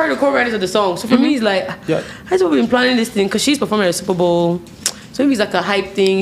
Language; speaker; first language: English; native; English